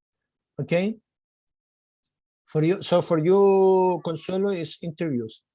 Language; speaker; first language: English; non-native, fluent; Spanish